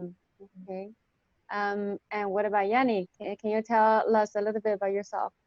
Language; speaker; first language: English; non-native, fluent; Chinese